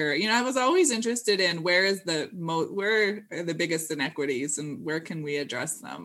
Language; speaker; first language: English; native; English